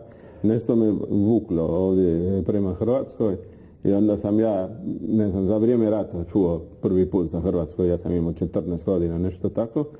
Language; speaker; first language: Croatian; non-native, fluent; Spanish